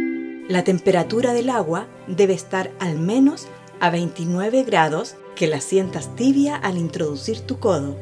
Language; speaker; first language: Spanish; native; Spanish